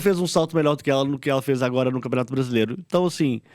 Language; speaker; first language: Portuguese; native; Portuguese